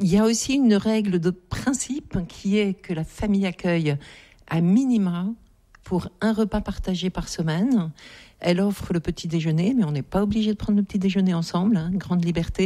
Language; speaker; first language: French; native; French